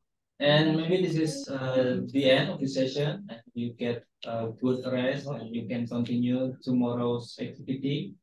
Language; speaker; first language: English; non-native, fluent; Indonesian